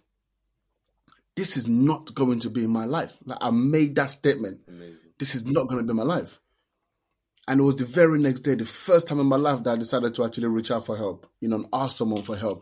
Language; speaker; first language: English; non-native, local second language; Yoruba